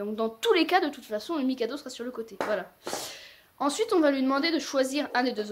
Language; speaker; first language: French; native; French